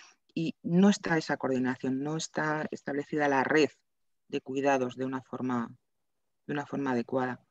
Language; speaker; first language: Spanish; native; Spanish